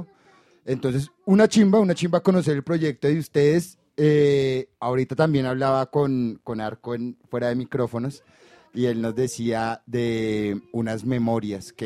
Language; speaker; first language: Spanish; native; Spanish